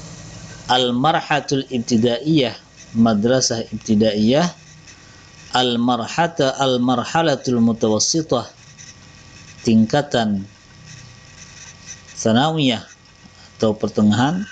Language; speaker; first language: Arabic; non-native, fluent; Indonesian